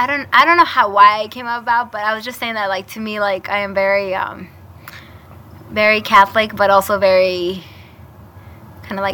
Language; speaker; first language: English; non-native, fluent; Spanish